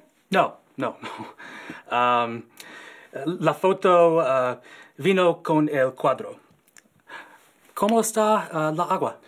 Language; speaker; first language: Spanish; non-native, learner; English